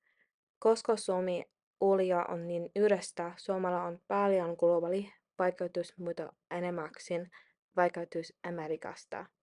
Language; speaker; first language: Finnish; non-native, learner; English